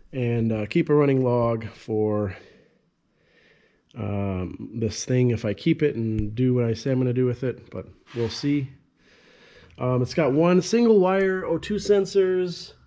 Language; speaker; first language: English; native; English